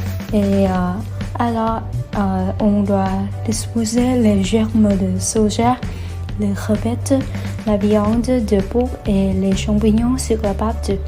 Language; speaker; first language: French; non-native, learner; Vietnamese